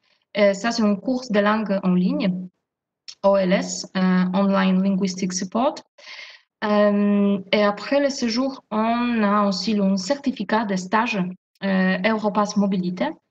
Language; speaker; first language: French; non-native, fluent; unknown